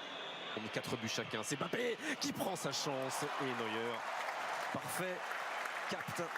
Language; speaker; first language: French; native; French